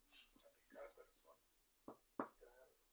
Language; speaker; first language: Spanish; native; Spanish